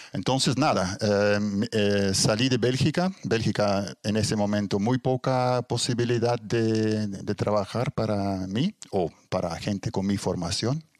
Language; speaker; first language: Spanish; non-native, fluent; Dutch